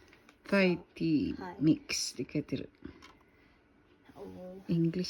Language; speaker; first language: Japanese; non-native, fluent; Filipino